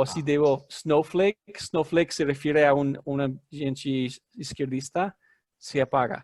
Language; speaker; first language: Spanish; non-native, fluent; English